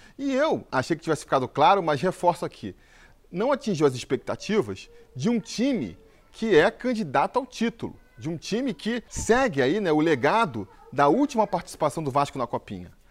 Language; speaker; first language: Portuguese; native; Portuguese